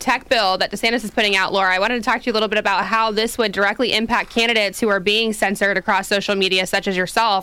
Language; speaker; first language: English; native; English